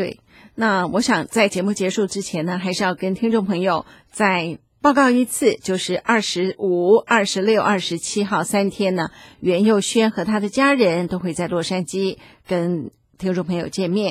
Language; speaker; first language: Chinese; native; Chinese